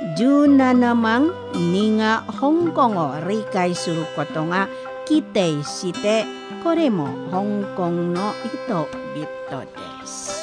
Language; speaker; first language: Japanese; non-native, fluent; Indonesian